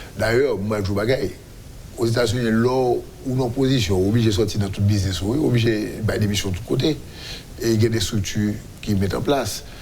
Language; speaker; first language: French; non-native, local second language; Haitian Creole